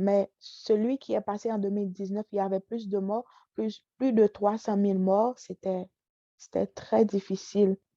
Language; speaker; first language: French; non-native, local second language; Haitian Creole